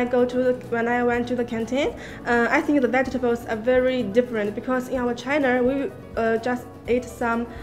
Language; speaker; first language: English; non-native, learner; Chinese